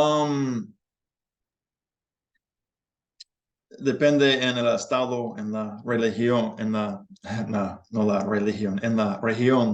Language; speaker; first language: Spanish; non-native, fluent; English